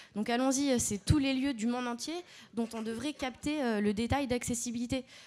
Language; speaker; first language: French; native; French